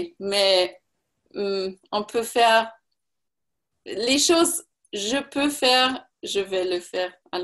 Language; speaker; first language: French; non-native, learner; German